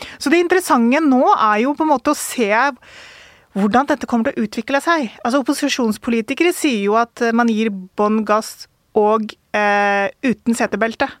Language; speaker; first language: Norwegian; early bilingual, other home language; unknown